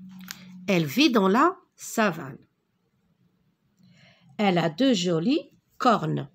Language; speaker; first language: French; non-native, local second language; Arabic